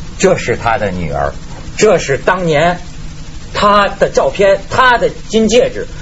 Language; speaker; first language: Chinese; native; Chinese